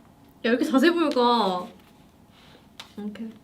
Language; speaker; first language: Korean; native; Korean